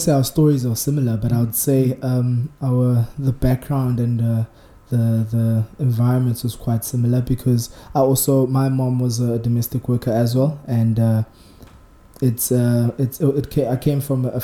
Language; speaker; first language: English; non-native, local second language; Zulu